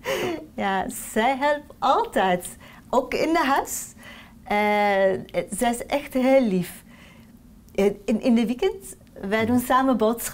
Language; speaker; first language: Dutch; non-native, learner; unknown